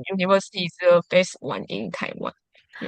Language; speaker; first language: English; non-native, learner; Chinese